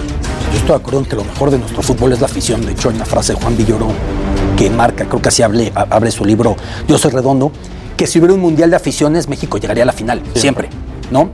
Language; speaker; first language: Spanish; native; Spanish